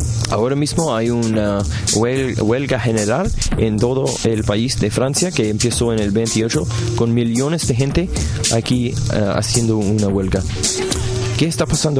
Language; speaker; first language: Spanish; non-native, learner; English